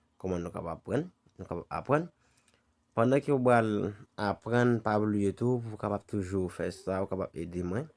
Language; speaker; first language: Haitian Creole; native; Haitian Creole